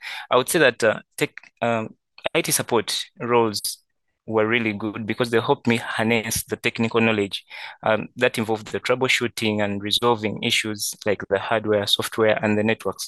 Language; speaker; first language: English; non-native, local second language; Ganda